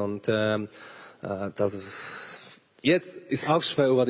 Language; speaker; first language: German; non-native, learner; Polish